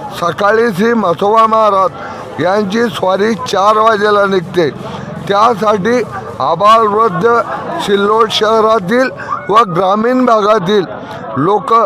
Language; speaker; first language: Marathi; native; Marathi